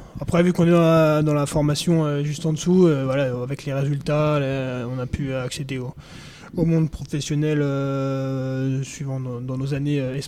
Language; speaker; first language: French; native; French